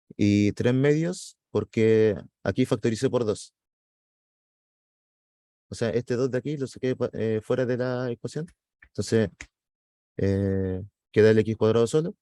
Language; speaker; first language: Spanish; native; Spanish